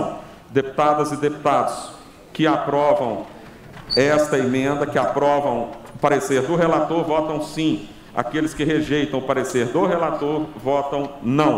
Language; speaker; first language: Portuguese; native; Portuguese